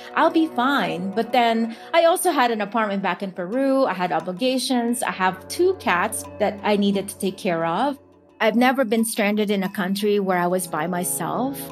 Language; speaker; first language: English; non-native, local second language; Filipino